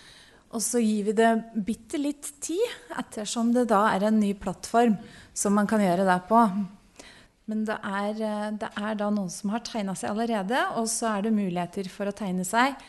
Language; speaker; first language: Norwegian; native; Norwegian